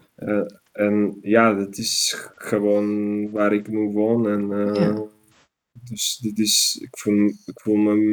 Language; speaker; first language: Dutch; non-native, fluent; Slovak